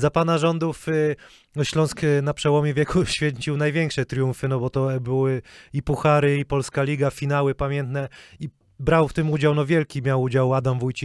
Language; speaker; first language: Polish; native; Polish